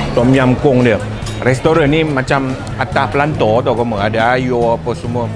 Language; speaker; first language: Malay; native; Malay